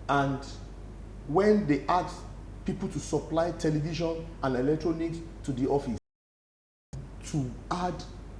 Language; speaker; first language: English; non-native, local second language; Yoruba